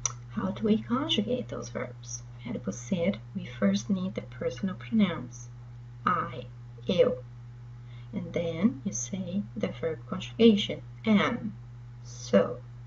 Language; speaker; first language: English; non-native, fluent; Portuguese